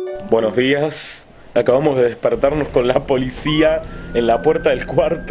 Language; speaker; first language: Spanish; native; Spanish